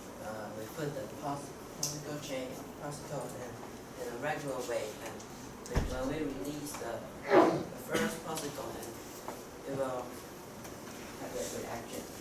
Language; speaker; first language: English; non-native, learner; Chinese